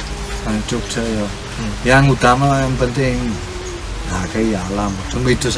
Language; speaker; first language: Indonesian; non-native, fluent; German